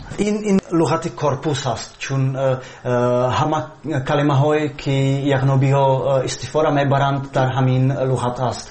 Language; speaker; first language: Persian; non-native, fluent; Czech